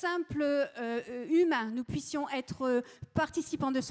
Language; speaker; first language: French; native; French